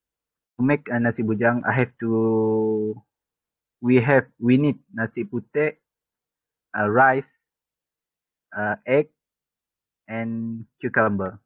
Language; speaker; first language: English; non-native, local second language; Malay